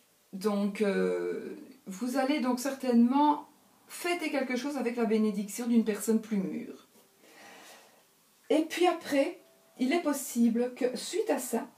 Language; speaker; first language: French; native; French